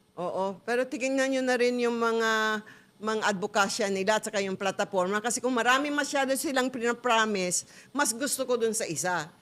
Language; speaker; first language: Filipino; non-native, local second language; Iloko